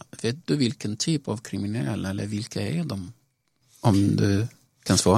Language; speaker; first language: Swedish; non-native, fluent; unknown